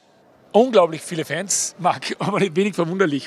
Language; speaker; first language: German; native; German